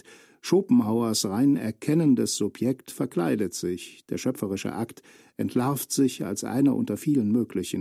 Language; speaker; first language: German; native; German